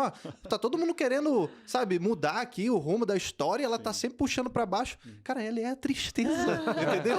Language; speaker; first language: Portuguese; native; Portuguese